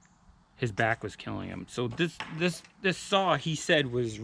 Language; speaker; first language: English; native; English